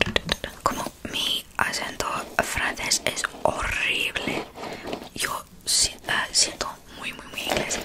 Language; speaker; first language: Spanish; non-native, learner; English